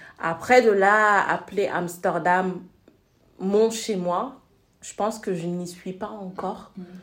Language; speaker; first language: French; non-native, local second language; Wolof